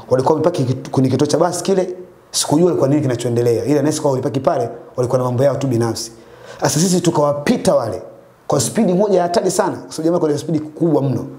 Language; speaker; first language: Swahili; native; Swahili